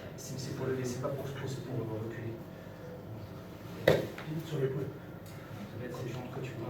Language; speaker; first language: French; native; French